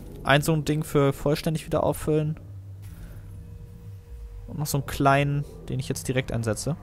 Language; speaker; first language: German; native; German